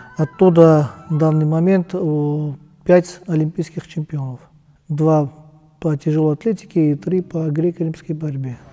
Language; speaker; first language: Russian; non-native, local second language; Armenian